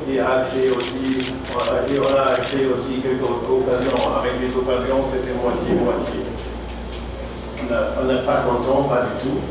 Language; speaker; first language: French; non-native, fluent; German